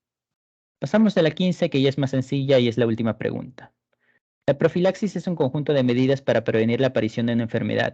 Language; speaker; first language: Spanish; native; Spanish